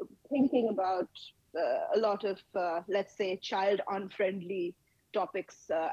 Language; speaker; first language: English; non-native, local second language; Bangla